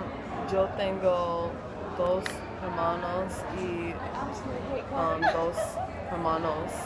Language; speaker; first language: Spanish; non-native, learner; English